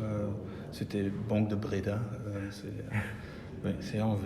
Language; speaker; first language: French; non-native, local second language; Dutch